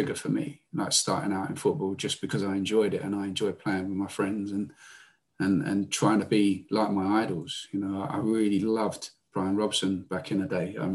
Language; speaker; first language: English; native; English